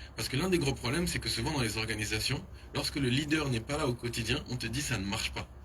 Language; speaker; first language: French; early bilingual, other home language; Haitian Creole